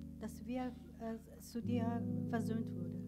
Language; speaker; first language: German; non-native, learner; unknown